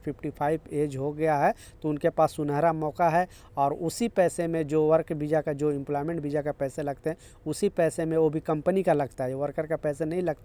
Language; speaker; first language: Hindi; native; Hindi